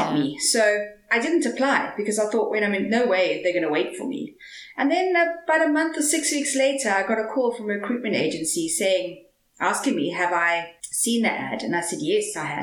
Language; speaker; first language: English; native; English